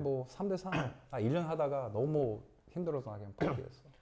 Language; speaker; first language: Korean; early bilingual, other home language; English